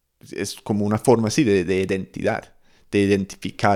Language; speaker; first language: Spanish; non-native, fluent; English